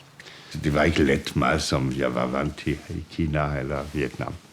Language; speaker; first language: Danish; non-native, fluent; French